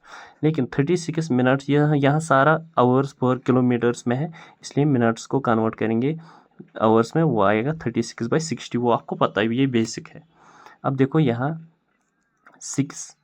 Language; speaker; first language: Hindi; non-native, local second language; Kashmiri